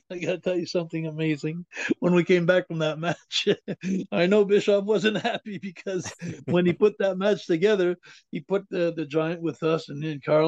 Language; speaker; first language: English; native; English